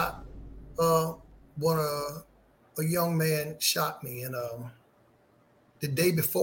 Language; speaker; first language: English; native; English